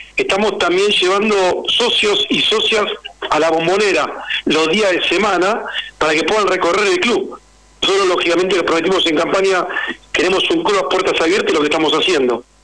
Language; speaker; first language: Spanish; native; Spanish